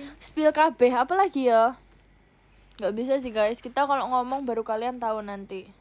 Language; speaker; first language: Indonesian; native; Indonesian